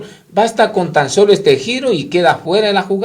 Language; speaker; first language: Spanish; native; Spanish